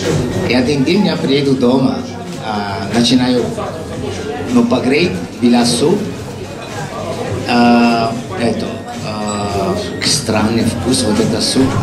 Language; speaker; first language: Russian; non-native, learner; Italian